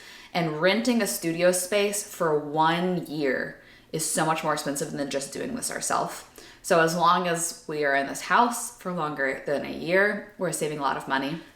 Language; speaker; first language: English; native; English